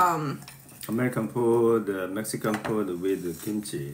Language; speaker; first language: English; non-native, learner; Korean